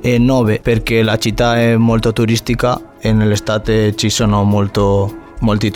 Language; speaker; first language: Italian; non-native, learner; Spanish